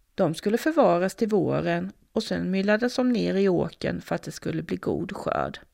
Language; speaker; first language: Swedish; native; Swedish